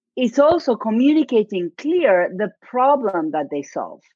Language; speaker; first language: English; non-native, fluent; Spanish